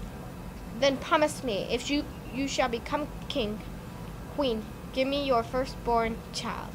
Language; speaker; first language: English; native; English